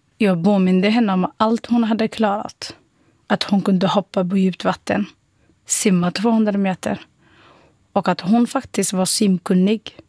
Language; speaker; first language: Swedish; non-native, fluent; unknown